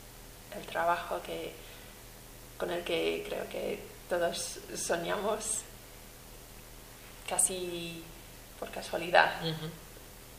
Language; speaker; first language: Spanish; non-native, fluent; English